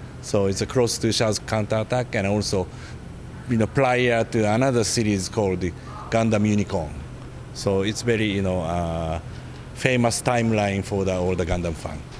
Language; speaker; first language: English; non-native, fluent; Japanese